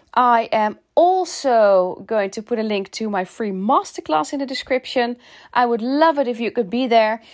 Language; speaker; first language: English; non-native, fluent; Dutch